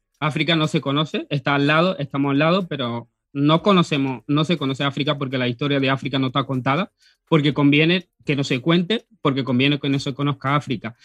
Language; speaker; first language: Spanish; early bilingual, other home language; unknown